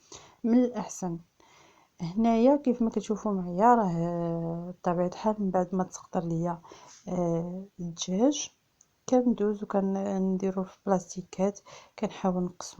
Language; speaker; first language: Arabic; native; Arabic